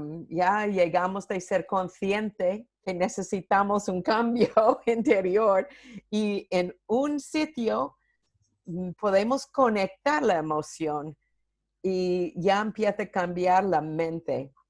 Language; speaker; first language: Spanish; non-native, fluent; English